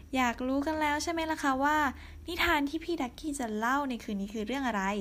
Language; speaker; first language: Thai; native; Thai